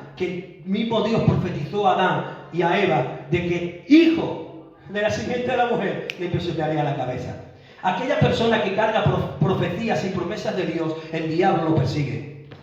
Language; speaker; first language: Spanish; native; Spanish